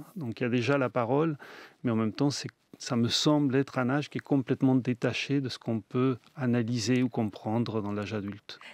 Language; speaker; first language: French; early bilingual, other home language; Spanish